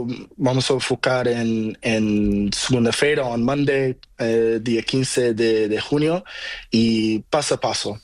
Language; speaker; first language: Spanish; non-native, learner; Portuguese